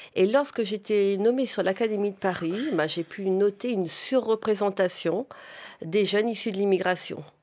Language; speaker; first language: French; native; French